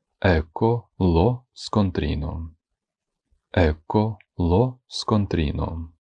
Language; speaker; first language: Italian; non-native, fluent; Ukrainian